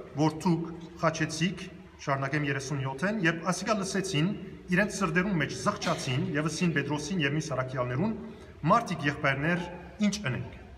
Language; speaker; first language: Armenian; early bilingual, heritage; Armenian